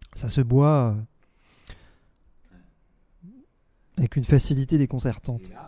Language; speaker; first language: French; native; French